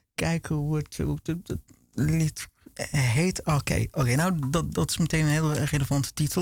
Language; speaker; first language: Dutch; native; Dutch